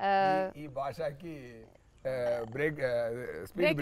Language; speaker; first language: Telugu; non-native, learner; Tamil